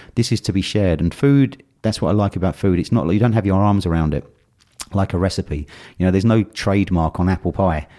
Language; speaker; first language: English; native; English